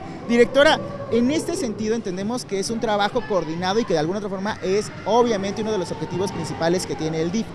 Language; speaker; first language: Spanish; native; Spanish